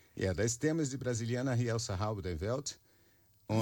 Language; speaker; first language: German; non-native, learner; Portuguese